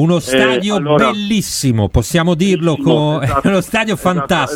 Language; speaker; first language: Italian; native; Italian